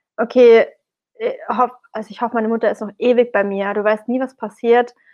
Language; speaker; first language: German; early bilingual, other home language; Arabic